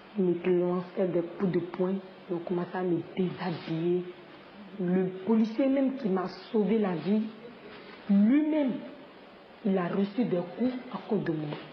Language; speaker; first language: French; non-native, local second language; Dyula